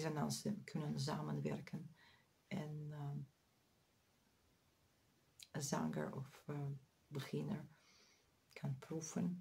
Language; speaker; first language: Dutch; non-native, fluent; Russian